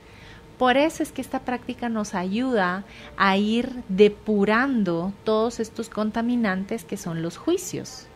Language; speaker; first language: Spanish; native; Spanish